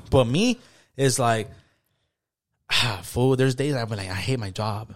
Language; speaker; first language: English; early bilingual, other home language; Spanish